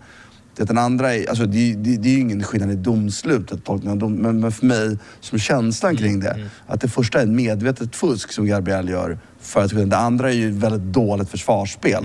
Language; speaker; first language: Swedish; native; Swedish